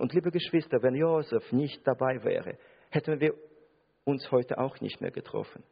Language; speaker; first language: German; non-native, fluent; Russian